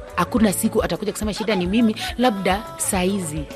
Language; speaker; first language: Swahili; non-native, local second language; Luyia